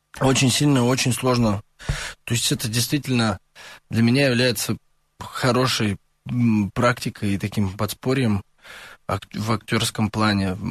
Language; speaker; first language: Russian; native; Russian